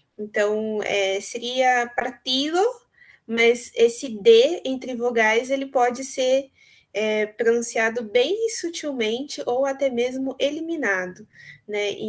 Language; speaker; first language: Portuguese; native; Portuguese